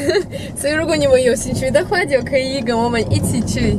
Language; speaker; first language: Chinese; non-native, learner; Russian